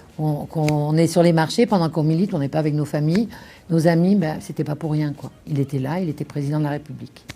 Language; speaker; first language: French; native; French